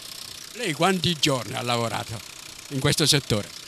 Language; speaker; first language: Italian; native; Italian